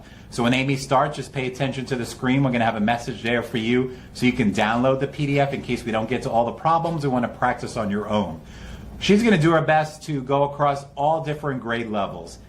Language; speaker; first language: English; native; English